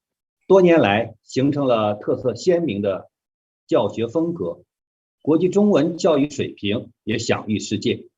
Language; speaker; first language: Chinese; native; Chinese